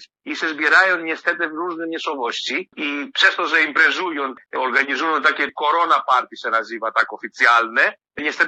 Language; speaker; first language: Polish; non-native, fluent; Greek